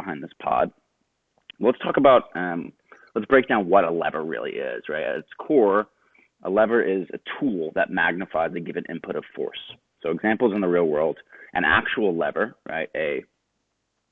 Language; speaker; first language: English; native; English